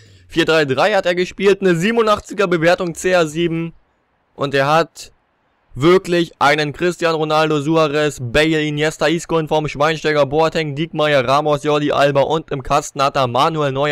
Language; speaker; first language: German; native; German